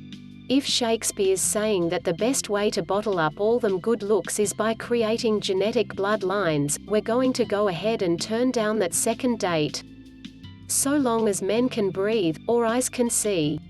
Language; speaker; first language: English; native; English